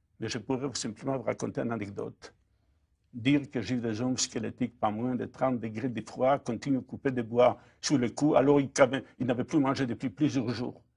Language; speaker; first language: French; non-native, fluent; Polish